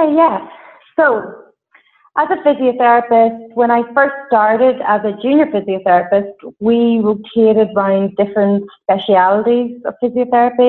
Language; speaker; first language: English; native; English